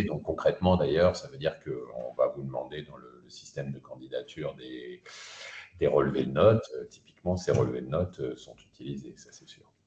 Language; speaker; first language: French; native; French